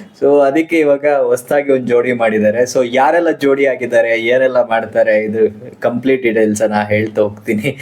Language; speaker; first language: Kannada; native; Kannada